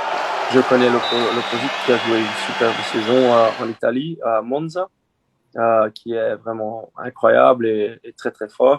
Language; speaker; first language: French; non-native, local second language; Dutch